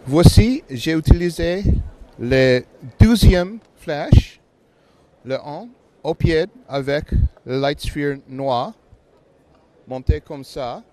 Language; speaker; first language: French; non-native, learner; English